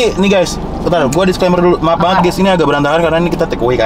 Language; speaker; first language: Indonesian; native; Indonesian